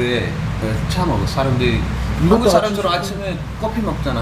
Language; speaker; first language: Korean; non-native, fluent; Urdu